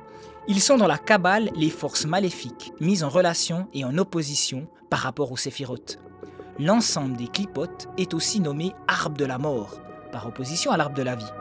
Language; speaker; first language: French; native; French